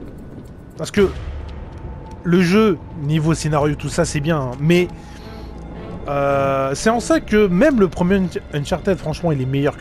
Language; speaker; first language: French; native; French